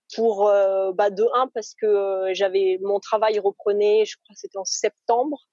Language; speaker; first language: French; native; French